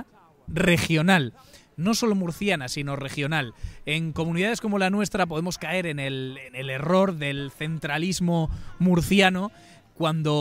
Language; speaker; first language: Spanish; native; Spanish